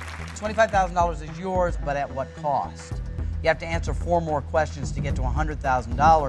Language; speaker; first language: English; native; English